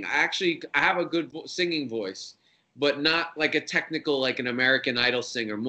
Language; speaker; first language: English; native; English